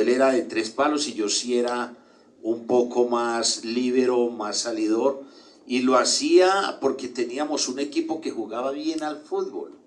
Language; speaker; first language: Spanish; native; Spanish